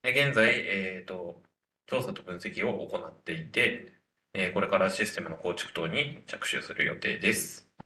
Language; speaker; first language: Japanese; native; Japanese